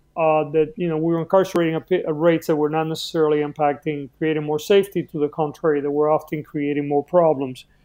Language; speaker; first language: English; early bilingual, other home language; Spanish